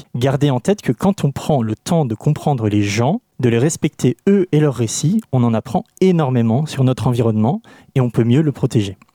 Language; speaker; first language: French; native; French